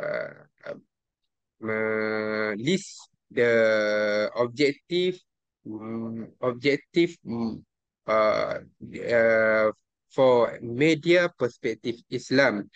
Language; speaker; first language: English; non-native, local second language; Malay